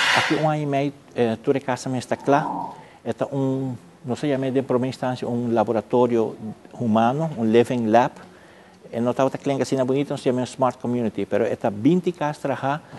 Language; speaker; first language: Spanish; non-native, local second language; Papiamento